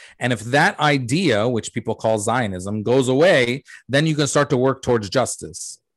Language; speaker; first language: English; early bilingual, other home language; Arabic